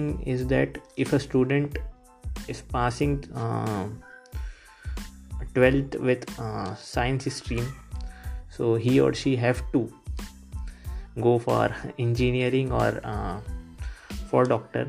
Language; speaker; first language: English; non-native, local second language; Hindi